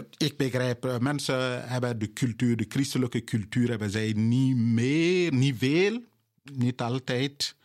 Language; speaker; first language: Dutch; non-native, fluent; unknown